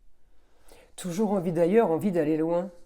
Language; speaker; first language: French; native; French